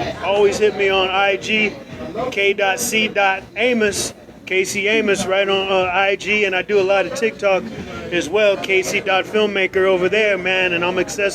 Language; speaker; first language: English; native; English